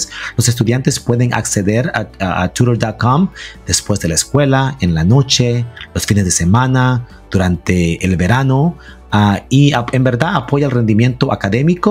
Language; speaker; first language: Spanish; early bilingual, heritage; Spanish